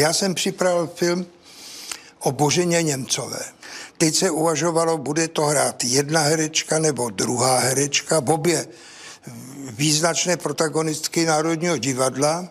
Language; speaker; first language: Czech; native; Czech